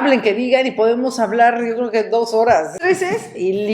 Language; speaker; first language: Spanish; native; Spanish